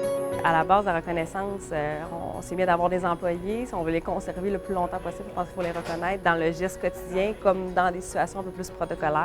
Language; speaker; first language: French; native; French